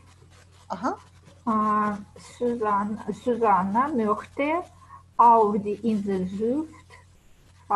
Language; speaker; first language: German; non-native, learner; Russian